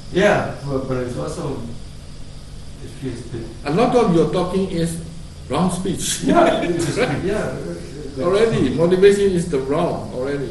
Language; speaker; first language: English; non-native, learner; Burmese